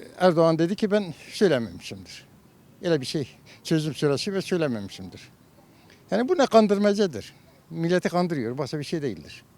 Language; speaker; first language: Turkish; non-native, local second language; Kurdish